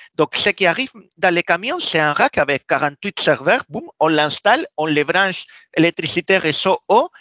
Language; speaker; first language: French; non-native, fluent; Spanish